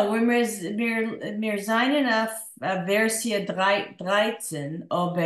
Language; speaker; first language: German; non-native, learner; English